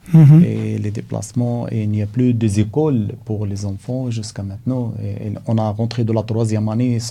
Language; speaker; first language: French; non-native, learner; Arabic